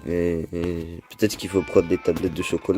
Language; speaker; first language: French; native; French